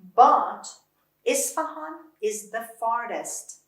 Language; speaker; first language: English; non-native, fluent; Persian